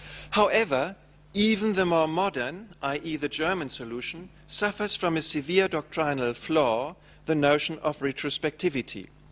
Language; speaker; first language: English; non-native, fluent; German